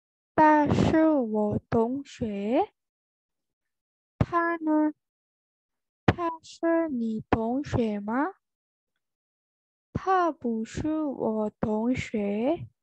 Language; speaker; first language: Chinese; non-native, fluent; Indonesian